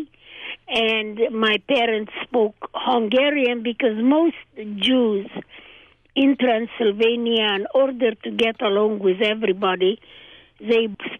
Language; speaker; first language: English; non-native, fluent; Hungarian